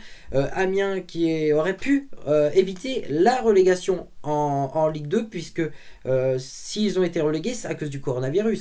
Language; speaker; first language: French; native; French